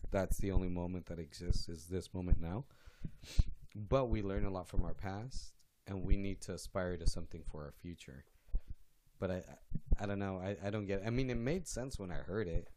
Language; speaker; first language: English; native; English